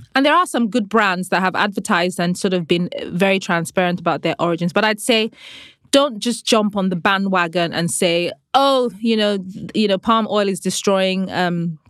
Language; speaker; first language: English; non-native, local second language; Igbo